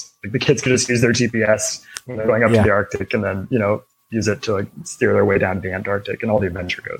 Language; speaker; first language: English; native; English